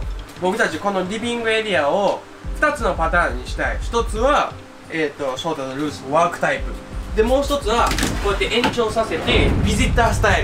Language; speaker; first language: Japanese; native; Japanese